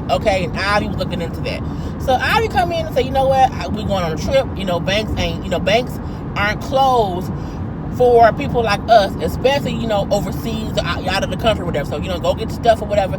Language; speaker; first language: English; native; English